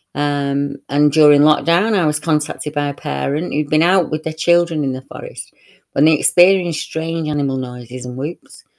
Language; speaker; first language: English; native; English